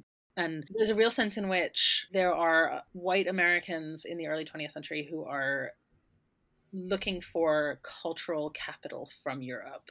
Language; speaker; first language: English; native; English